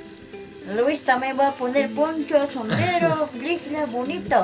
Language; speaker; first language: Spanish; non-native, local second language; Quechua